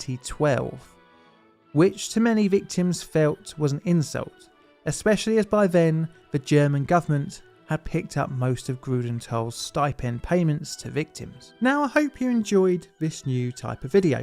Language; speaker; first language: English; native; English